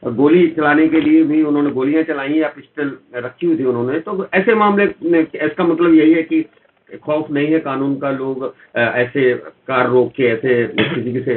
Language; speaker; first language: Hindi; native; Hindi